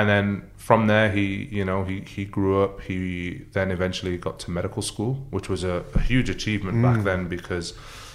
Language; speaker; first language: English; early bilingual, other home language; Arabic